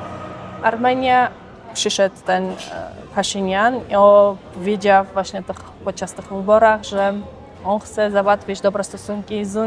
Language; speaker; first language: Polish; non-native, fluent; Armenian